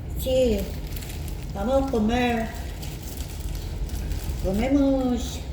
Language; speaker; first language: Spanish; non-native, learner; Filipino